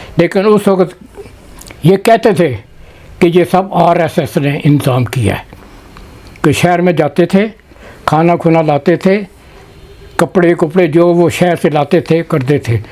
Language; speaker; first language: Urdu; non-native, local second language; Punjabi